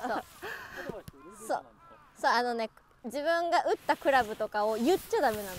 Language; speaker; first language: Japanese; native; Japanese